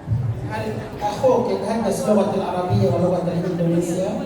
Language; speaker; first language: Arabic; non-native, learner; Indonesian